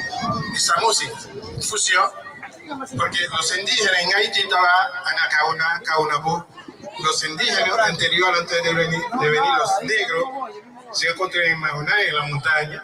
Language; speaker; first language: Spanish; non-native, learner; Haitian Creole